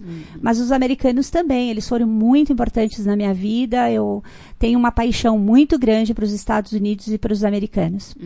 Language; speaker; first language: Portuguese; native; Portuguese